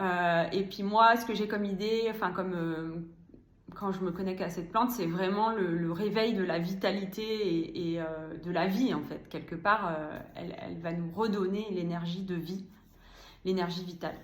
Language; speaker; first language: French; native; French